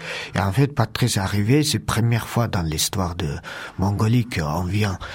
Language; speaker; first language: French; non-native, learner; Mongolian